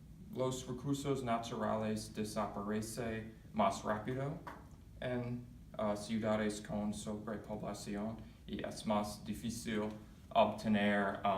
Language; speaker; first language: Spanish; non-native, learner; English